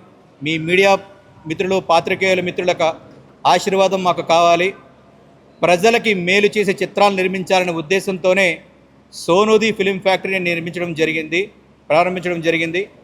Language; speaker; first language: Telugu; native; Telugu